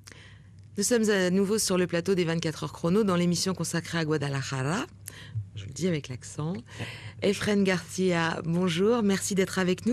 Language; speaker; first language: French; native; French